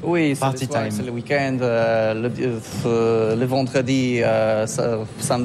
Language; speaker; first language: French; non-native, learner; Polish